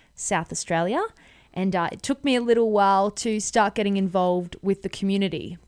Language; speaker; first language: English; native; English